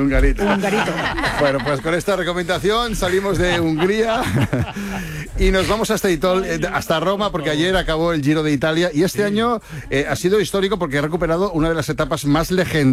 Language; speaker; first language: Spanish; native; Spanish